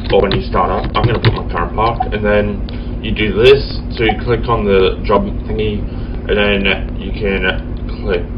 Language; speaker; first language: English; native; English